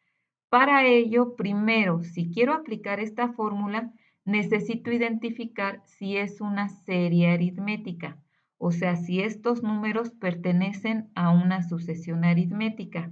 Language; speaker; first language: Spanish; native; Spanish